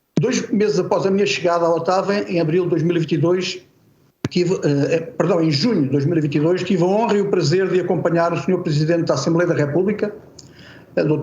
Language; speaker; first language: Portuguese; native; Portuguese